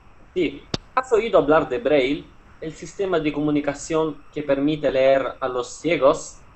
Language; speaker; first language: Spanish; non-native, fluent; Italian